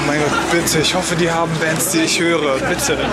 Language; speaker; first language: German; native; German